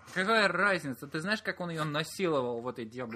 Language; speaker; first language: Russian; native; Russian